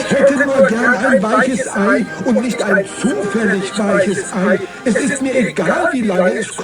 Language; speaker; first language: German; non-native, fluent; English